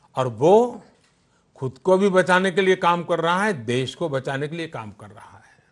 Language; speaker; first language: Hindi; non-native, local second language; Gujarati